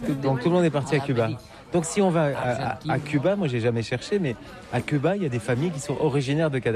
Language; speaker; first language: French; native; French